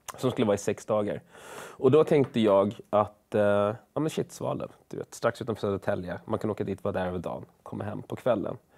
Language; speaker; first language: Swedish; early bilingual, other home language; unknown